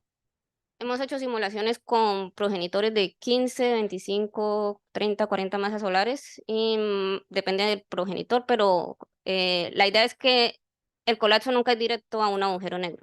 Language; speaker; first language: Spanish; native; Spanish